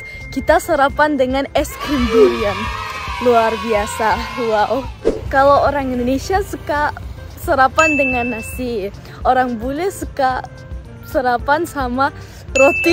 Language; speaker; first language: Indonesian; non-native, fluent; German